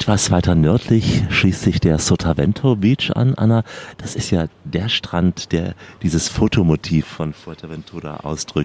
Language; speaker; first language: German; native; German